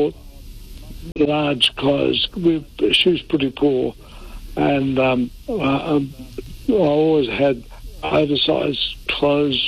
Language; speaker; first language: English; non-native, local second language; Italian